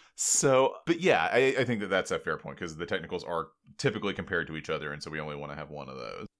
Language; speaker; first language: English; native; English